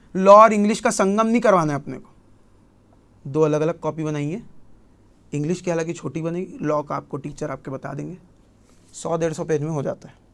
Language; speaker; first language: Hindi; native; Hindi